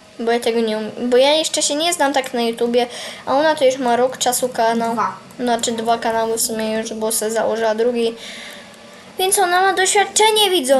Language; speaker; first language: Polish; native; Polish